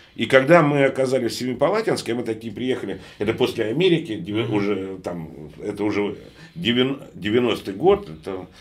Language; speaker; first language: Russian; native; Russian